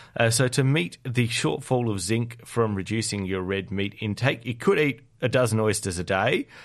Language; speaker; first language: English; native; English